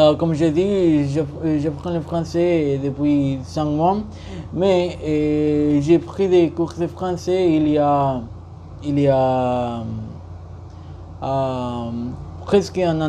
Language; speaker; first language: French; non-native, learner; Spanish